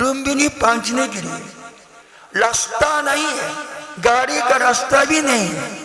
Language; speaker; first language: Hindi; non-native, learner; Japanese